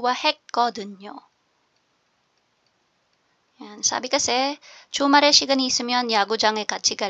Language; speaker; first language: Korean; non-native, fluent; Filipino